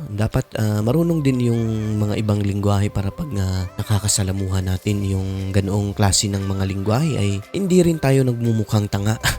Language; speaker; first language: Filipino; non-native, local second language; Cebuano